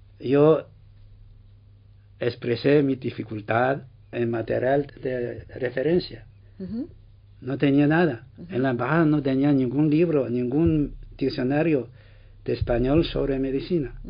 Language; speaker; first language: Spanish; non-native, fluent; Chinese